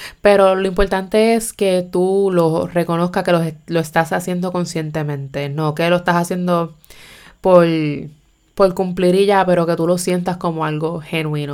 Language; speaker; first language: Spanish; native; Spanish